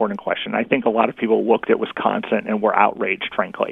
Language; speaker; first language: English; native; English